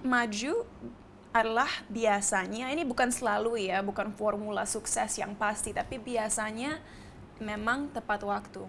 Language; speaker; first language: Indonesian; early bilingual, heritage; Indonesian